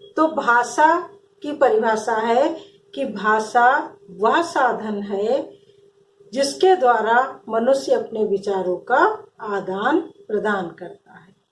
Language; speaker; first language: Hindi; native; Hindi